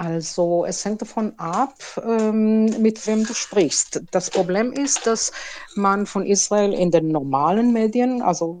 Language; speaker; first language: German; non-native, fluent; Hebrew